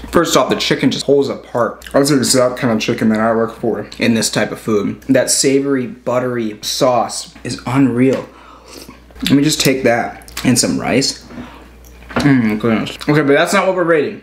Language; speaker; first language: English; native; English